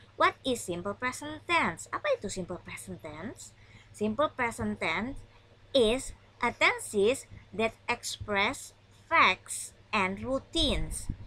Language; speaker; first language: English; non-native, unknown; Indonesian